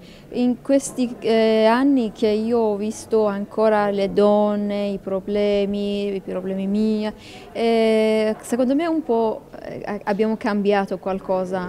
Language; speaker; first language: Italian; non-native, learner; Persian